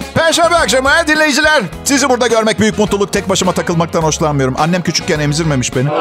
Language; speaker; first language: Turkish; non-native, fluent; Italian